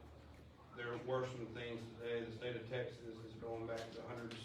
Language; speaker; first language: English; native; English